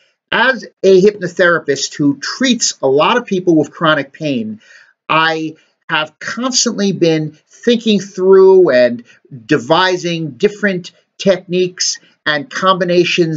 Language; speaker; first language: English; native; English